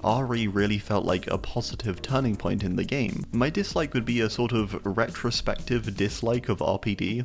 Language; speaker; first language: English; native; English